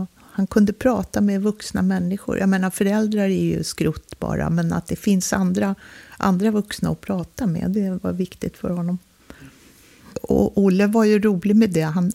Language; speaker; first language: Swedish; native; Swedish